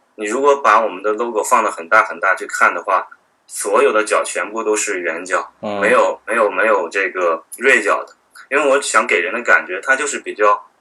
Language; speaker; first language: Chinese; native; Chinese